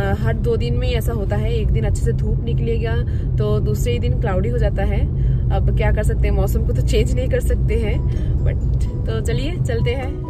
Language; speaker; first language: Hindi; non-native, local second language; Bangla